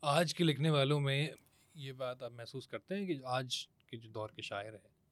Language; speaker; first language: Urdu; native; Urdu